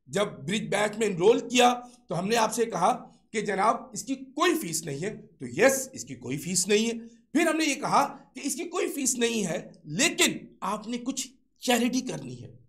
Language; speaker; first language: Urdu; non-native, local second language; Sindhi